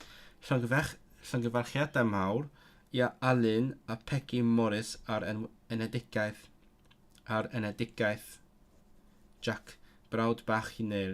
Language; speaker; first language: Welsh; non-native, learner; Cantonese